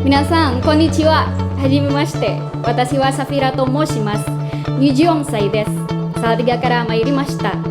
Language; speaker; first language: Japanese; non-native, learner; Indonesian